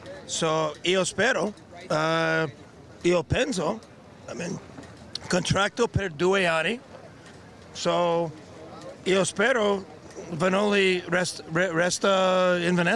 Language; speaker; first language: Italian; non-native, learner; English